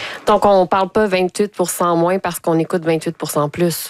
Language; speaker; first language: French; native; French